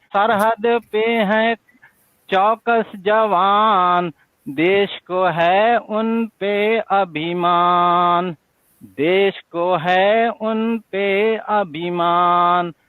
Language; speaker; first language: Hindi; native; Hindi